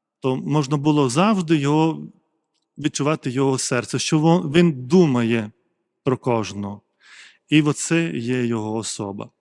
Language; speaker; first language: Ukrainian; non-native, fluent; Lithuanian